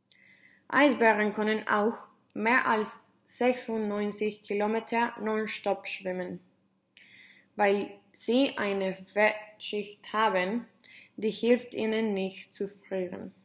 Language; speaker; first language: German; non-native, learner; Spanish